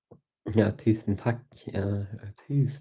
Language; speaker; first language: Swedish; non-native, fluent; English